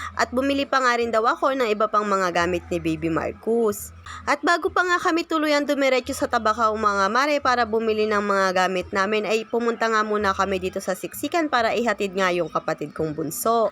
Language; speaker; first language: Filipino; native; Filipino